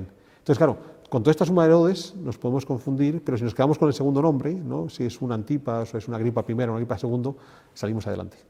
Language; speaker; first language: Spanish; native; Spanish